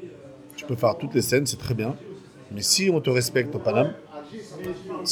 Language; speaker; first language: French; native; French